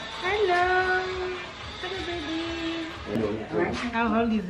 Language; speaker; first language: English; non-native, fluent; French